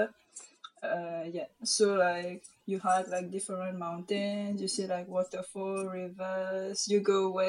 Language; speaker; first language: English; non-native, local second language; Morisyen